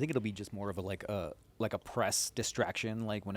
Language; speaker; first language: English; native; English